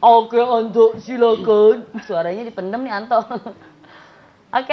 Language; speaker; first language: Indonesian; native; Indonesian